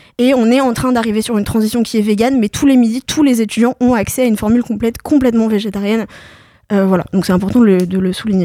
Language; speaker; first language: French; native; French